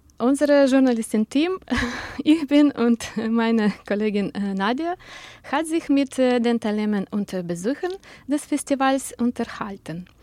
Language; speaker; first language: German; non-native, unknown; Ukrainian